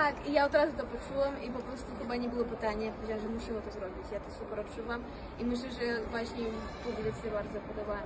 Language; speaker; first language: Polish; non-native, fluent; Russian